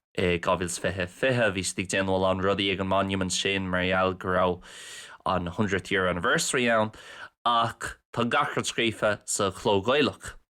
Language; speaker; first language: Irish; non-native, local second language; English